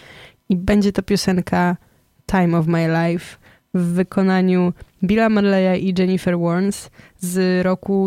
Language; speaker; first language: Polish; native; Polish